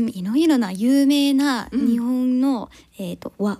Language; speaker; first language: Japanese; non-native, learner; English